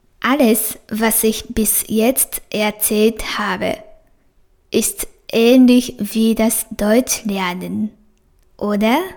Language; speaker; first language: German; non-native, fluent; Japanese